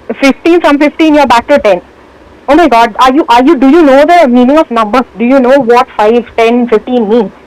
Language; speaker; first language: English; non-native, local second language; Malayalam